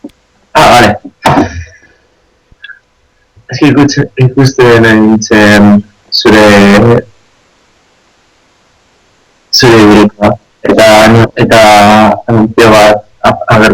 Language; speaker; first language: Basque; non-native, local second language; Spanish